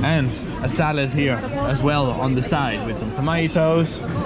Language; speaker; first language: English; non-native, fluent; Danish